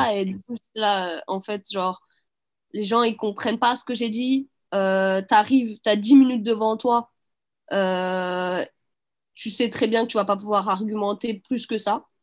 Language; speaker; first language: French; early bilingual, other home language; Arabic